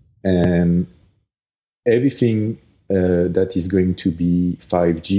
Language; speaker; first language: English; non-native, fluent; French